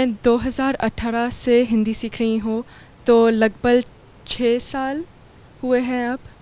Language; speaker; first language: Hindi; non-native, learner; Sindhi